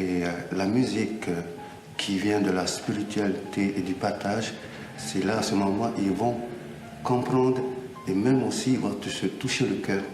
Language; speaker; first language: French; non-native, local second language; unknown